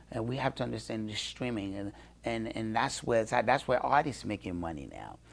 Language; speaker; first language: English; early bilingual, other home language; Haitian Creole